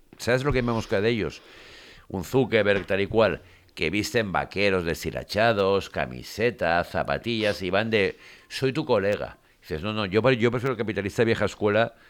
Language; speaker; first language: Spanish; native; Spanish